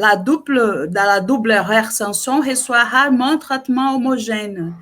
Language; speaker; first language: French; non-native, fluent; Portuguese